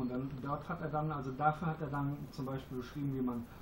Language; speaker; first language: German; native; German